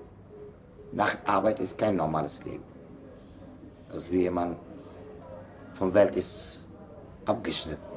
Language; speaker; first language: German; non-native, fluent; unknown